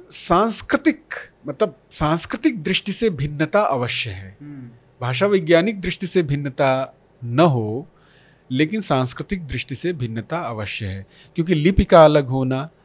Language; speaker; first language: Hindi; non-native, local second language; Bhojpuri